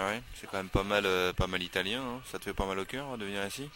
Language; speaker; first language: French; native; French